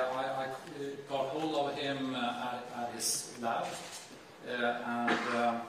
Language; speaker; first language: English; non-native, fluent; Swedish